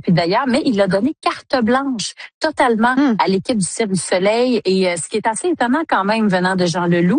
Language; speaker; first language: French; native; French